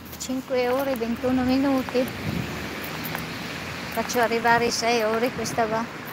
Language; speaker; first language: Italian; non-native, fluent; Filipino